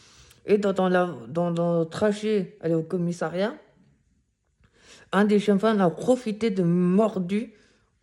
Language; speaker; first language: French; non-native, fluent; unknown